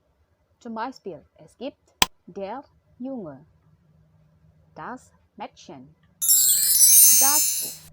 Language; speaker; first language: German; non-native, fluent; Indonesian